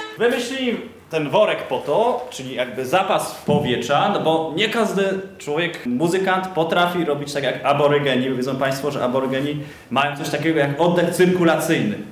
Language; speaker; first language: Polish; native; Polish